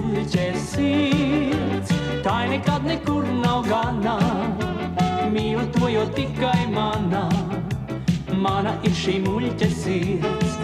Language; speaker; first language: Latvian; native; Latvian